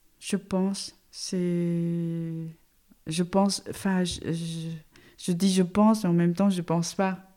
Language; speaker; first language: French; non-native, fluent; Chinese